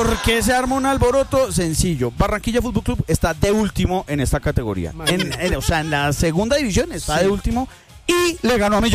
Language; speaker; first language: Spanish; native; Spanish